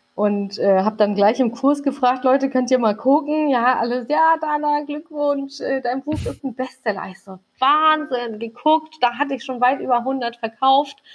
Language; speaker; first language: German; early bilingual, other home language; Turkish